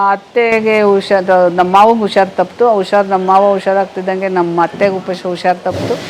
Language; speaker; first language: Kannada; native; Kannada